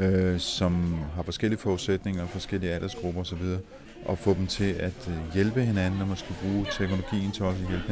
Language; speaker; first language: Danish; native; Danish